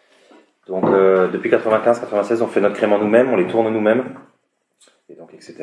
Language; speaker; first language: French; native; French